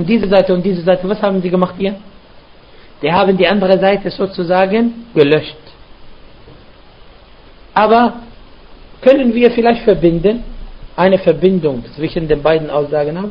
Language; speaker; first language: German; non-native, fluent; Arabic